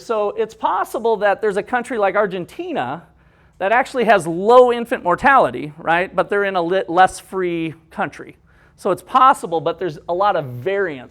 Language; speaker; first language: English; native; English